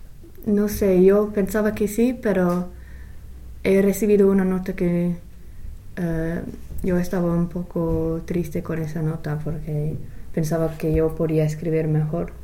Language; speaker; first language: Spanish; non-native, fluent; English